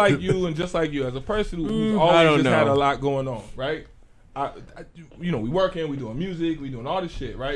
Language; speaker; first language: English; native; English